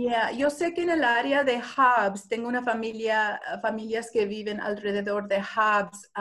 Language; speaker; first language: Spanish; non-native, learner; English